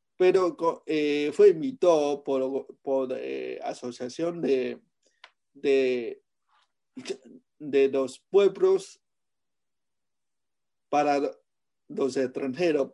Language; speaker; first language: Spanish; non-native, fluent; Chinese